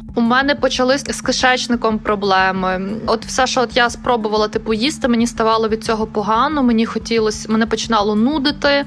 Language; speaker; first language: Ukrainian; native; Ukrainian